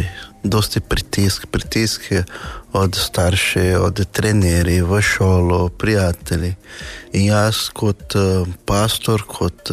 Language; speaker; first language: Slovenian; non-native, learner; Portuguese